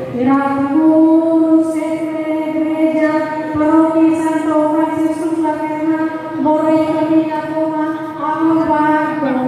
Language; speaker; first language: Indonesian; non-native, local second language; Nias